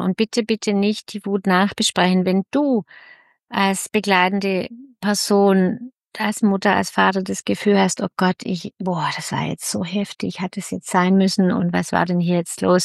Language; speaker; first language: German; native; German